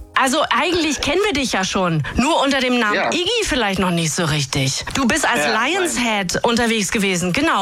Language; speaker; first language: German; native; German